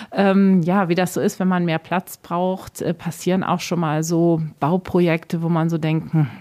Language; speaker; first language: German; native; German